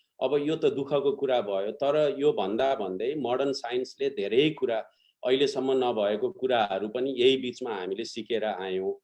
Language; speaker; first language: Nepali; native; Nepali